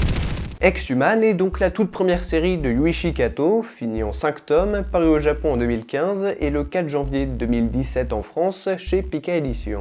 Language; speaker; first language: French; native; French